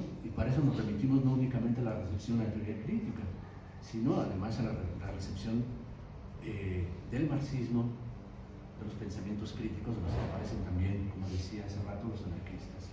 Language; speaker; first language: Spanish; native; Spanish